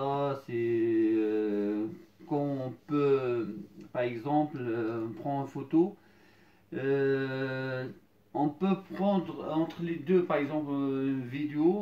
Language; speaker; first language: French; non-native, fluent; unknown